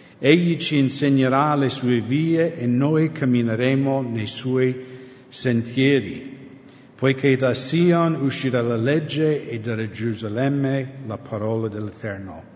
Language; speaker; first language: Italian; non-native, fluent; English